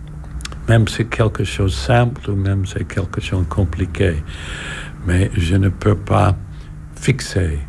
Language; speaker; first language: French; non-native, learner; English